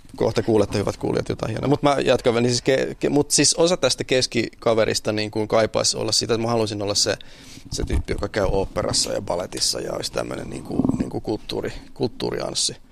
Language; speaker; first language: Finnish; native; Finnish